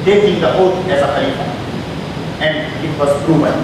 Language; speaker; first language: English; non-native, local second language; Urdu